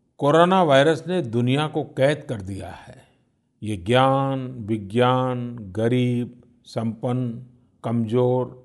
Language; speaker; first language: Hindi; non-native, local second language; Gujarati